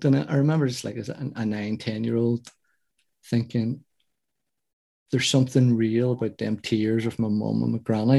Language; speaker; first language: English; native; English